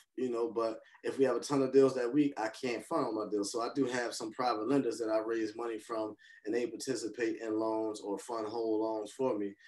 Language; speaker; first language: English; native; English